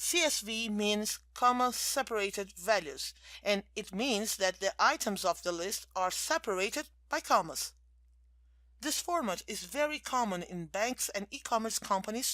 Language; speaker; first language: English; non-native, fluent; Portuguese